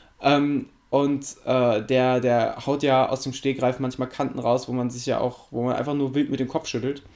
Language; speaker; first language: German; native; German